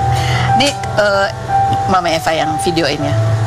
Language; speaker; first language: Indonesian; native; Indonesian